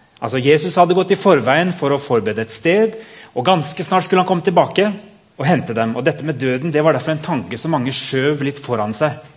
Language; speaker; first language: Norwegian; native; Norwegian